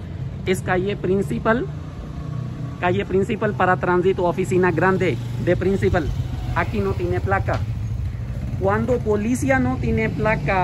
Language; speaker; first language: Spanish; non-native, learner; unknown